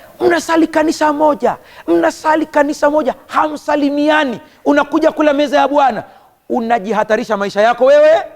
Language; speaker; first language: Swahili; native; Swahili